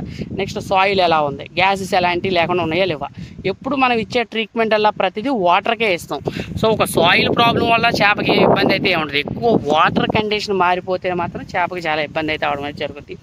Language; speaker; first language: Telugu; native; Telugu